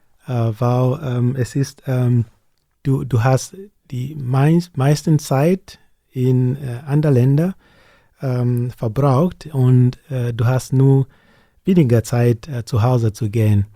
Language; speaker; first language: German; non-native, learner; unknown